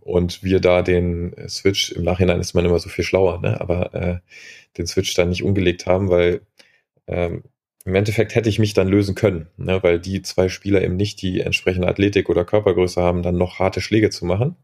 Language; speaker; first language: German; native; German